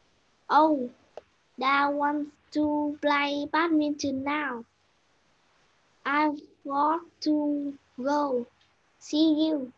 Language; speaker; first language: English; non-native, learner; Vietnamese